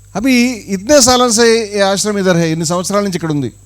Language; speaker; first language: Hindi; non-native, local second language; Telugu